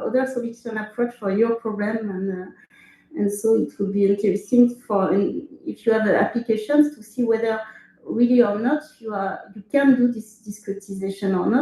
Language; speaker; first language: English; non-native, fluent; French